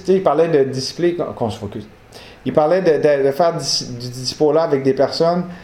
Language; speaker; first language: French; native; French